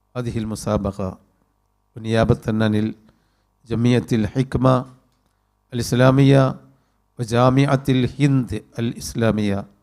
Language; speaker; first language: Arabic; non-native, fluent; Malayalam